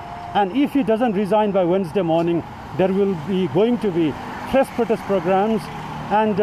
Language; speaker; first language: English; non-native, local second language; Nepali